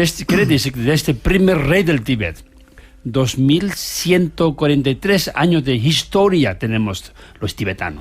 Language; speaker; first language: Spanish; non-native, learner; Tibetan